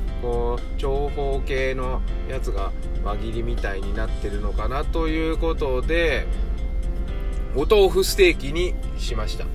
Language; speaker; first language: Japanese; native; Japanese